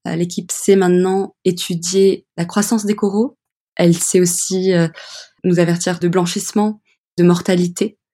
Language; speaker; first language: French; early bilingual, other home language; English